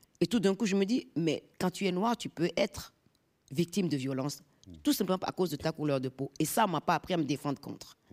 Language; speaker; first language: French; non-native, local second language; Fon